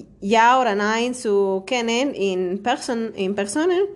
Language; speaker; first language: German; non-native, learner; Spanish